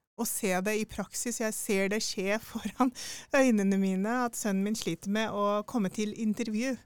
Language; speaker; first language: Norwegian; early bilingual, other home language; Urdu